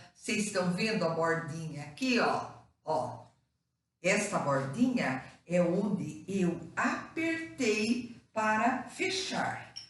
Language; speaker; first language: Portuguese; native; Portuguese